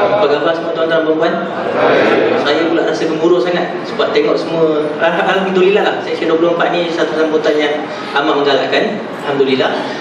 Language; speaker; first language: Malay; non-native, local second language; Tamil